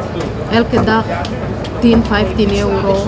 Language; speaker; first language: Dutch; non-native, learner; Romanian